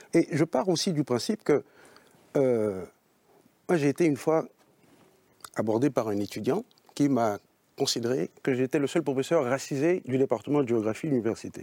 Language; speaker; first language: French; native; French